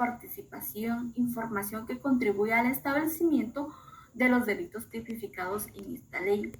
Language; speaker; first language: Spanish; native; Spanish